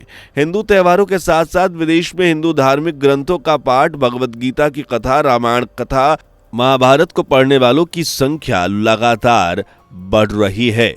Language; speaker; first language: Hindi; native; Hindi